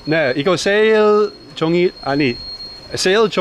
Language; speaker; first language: Korean; non-native, learner; Dutch